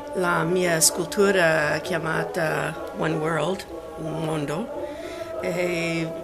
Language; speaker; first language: Italian; non-native, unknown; English